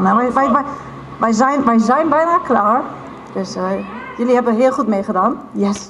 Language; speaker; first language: Dutch; non-native, fluent; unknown